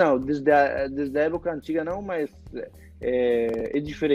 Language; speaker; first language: Portuguese; non-native, fluent; Arabic